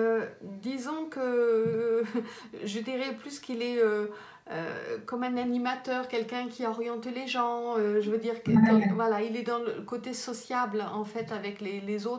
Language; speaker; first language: French; native; French